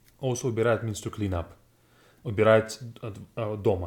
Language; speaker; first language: Russian; non-native, learner; English